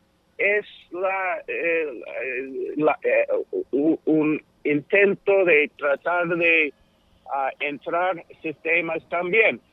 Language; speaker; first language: Spanish; non-native, fluent; English